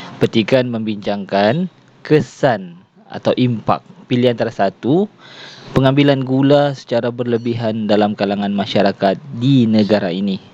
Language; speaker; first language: Malay; native; Malay